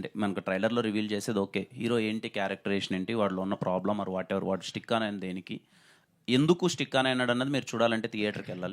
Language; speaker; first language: Telugu; native; Telugu